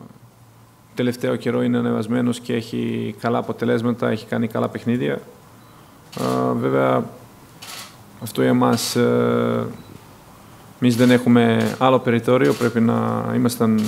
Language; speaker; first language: Greek; non-native, fluent; Serbian